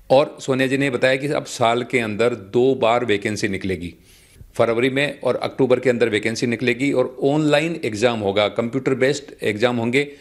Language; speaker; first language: Hindi; native; Hindi